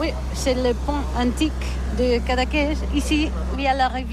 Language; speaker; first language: French; non-native, learner; Catalan